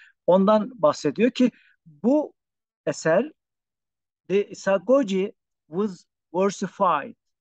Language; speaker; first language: English; non-native, fluent; Turkish